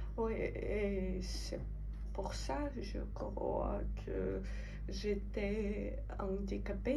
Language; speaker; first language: French; non-native, fluent; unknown